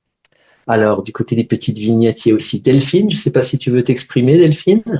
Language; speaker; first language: French; native; French